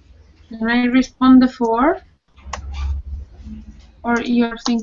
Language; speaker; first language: English; non-native, learner; Spanish